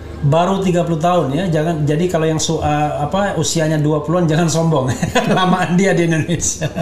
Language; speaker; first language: Indonesian; native; Indonesian